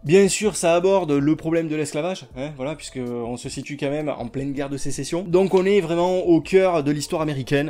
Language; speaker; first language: French; native; French